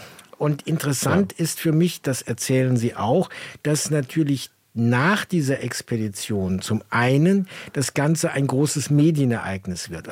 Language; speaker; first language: German; native; German